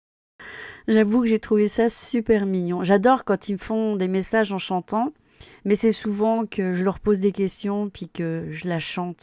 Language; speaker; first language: French; native; French